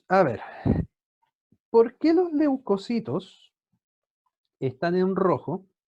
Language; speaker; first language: Spanish; native; Spanish